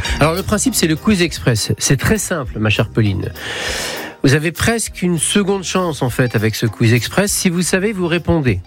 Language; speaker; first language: French; native; French